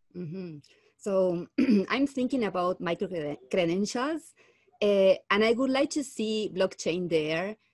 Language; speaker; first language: English; non-native, fluent; Spanish